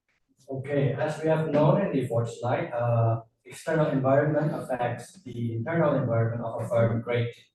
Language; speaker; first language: English; non-native, fluent; Indonesian